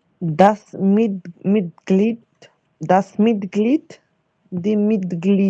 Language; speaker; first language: German; non-native, learner; Macedonian